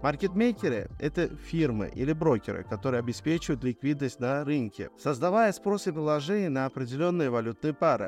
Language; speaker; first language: Russian; native; Russian